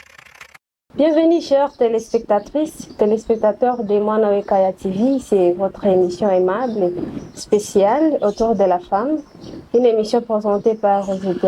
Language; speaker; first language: French; non-native, local second language; Swahili